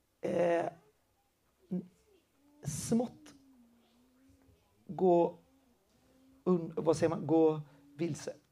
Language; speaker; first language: Swedish; non-native, fluent; Spanish